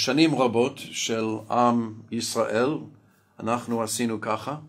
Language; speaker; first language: Hebrew; non-native, fluent; English